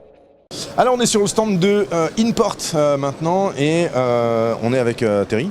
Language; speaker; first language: French; native; French